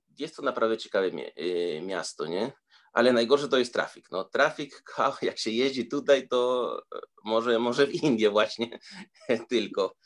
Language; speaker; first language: Polish; early bilingual, heritage; Spanish